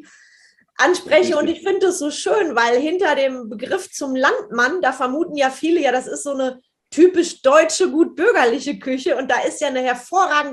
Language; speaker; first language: German; native; German